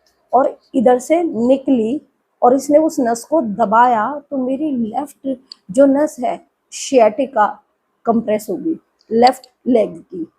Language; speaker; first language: Hindi; native; Hindi